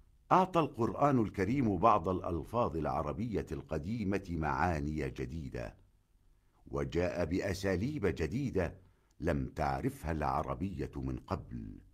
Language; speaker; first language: Arabic; non-native, learner; Indonesian